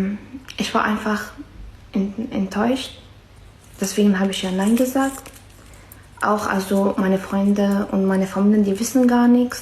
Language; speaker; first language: German; non-native, fluent; Arabic